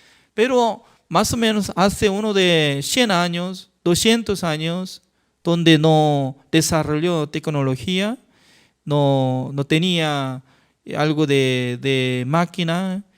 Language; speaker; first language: Spanish; non-native, fluent; Korean